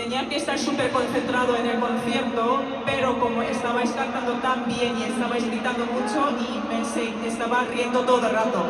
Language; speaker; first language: Spanish; non-native, learner; Korean